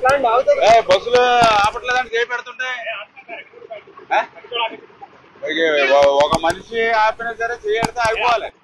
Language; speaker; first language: Telugu; native; Telugu